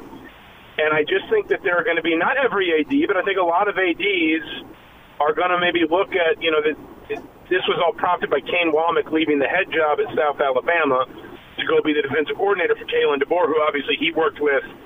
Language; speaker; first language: English; native; English